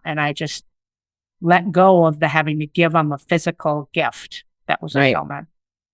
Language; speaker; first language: English; native; English